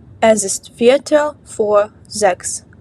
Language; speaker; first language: German; non-native, fluent; Ukrainian